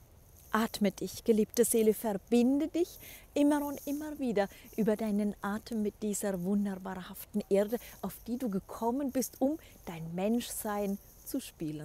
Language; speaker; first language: German; native; German